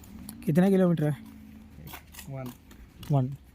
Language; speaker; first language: Hindi; non-native, local second language; Malayalam